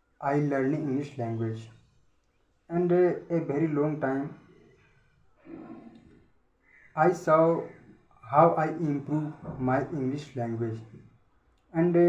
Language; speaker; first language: English; non-native, learner; Hindi